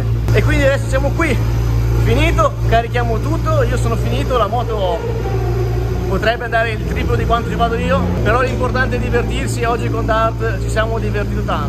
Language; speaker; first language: Italian; native; Italian